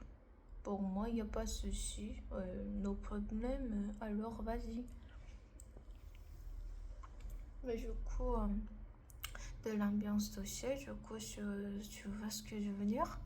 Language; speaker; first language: French; non-native, learner; Korean